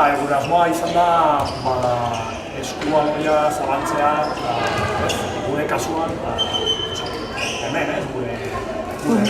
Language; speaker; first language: Basque; non-native, local second language; Spanish